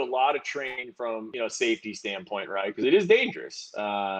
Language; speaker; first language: English; native; English